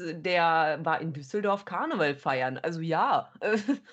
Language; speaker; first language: German; native; German